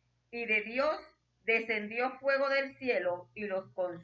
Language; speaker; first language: Spanish; native; Spanish